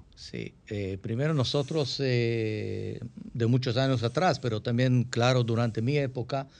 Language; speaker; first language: Spanish; non-native, fluent; Hebrew